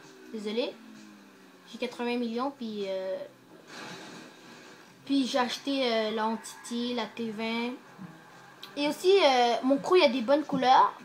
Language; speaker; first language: French; native; French